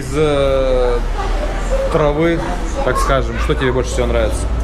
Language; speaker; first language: Russian; native; Russian